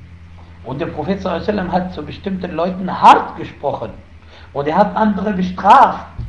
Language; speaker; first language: German; non-native, fluent; Arabic